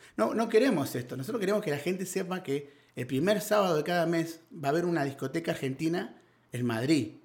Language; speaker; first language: Spanish; native; Spanish